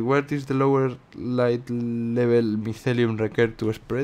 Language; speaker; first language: English; non-native, learner; Spanish